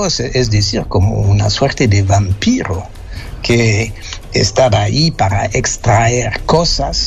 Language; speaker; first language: Spanish; non-native, fluent; French